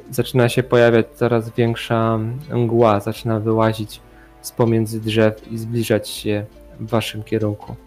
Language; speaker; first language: Polish; native; Polish